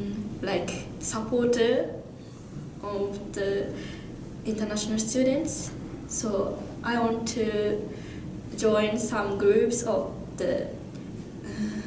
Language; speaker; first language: English; non-native, learner; Japanese